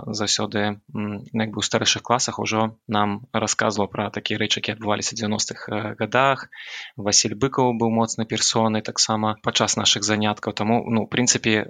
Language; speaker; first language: Belarusian; non-native, local second language; Russian